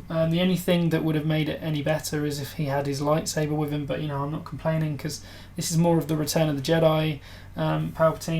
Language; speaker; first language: English; native; English